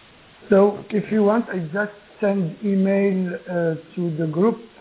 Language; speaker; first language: English; non-native, learner; Arabic